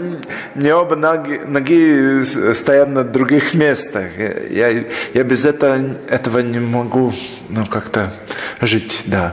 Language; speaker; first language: Russian; non-native, local second language; Latvian